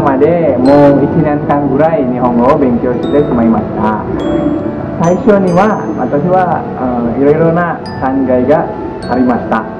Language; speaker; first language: Japanese; non-native, learner; Indonesian